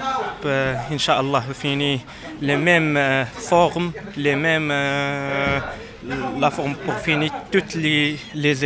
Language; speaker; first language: French; non-native, learner; Arabic